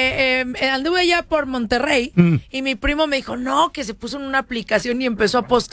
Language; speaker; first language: Spanish; native; Spanish